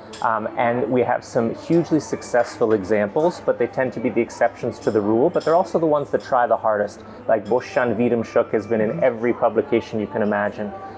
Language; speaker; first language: English; native; English